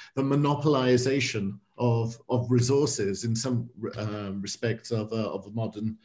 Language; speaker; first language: English; native; English